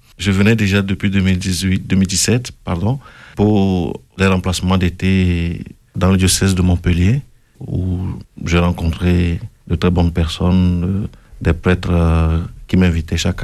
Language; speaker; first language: French; non-native, local second language; Ewe